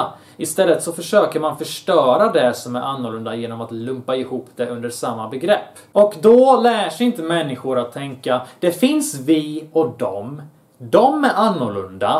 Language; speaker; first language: Swedish; early bilingual, other home language; Bosnian